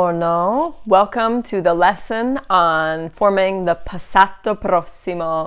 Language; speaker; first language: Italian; non-native, fluent; English